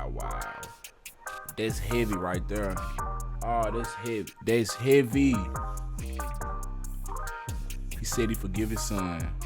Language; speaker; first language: English; native; English